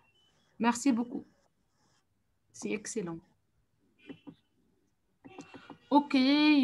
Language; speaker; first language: French; non-native, fluent; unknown